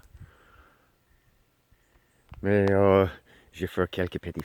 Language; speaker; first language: French; non-native, learner; English